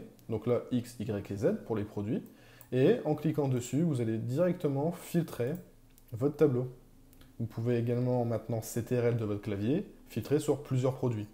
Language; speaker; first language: French; native; French